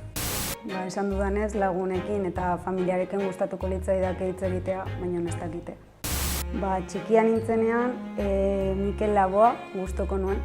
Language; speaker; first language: Basque; non-native, local second language; Spanish